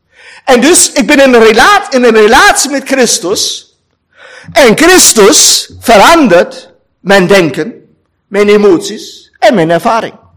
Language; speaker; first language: Dutch; non-native, fluent; German